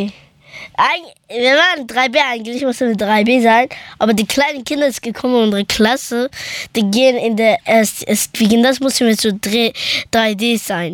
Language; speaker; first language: German; early bilingual, other home language; Persian